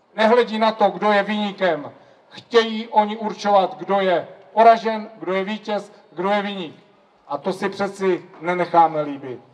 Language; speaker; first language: Czech; native; Czech